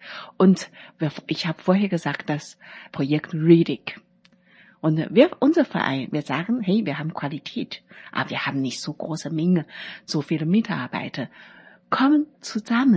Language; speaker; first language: German; non-native, learner; Chinese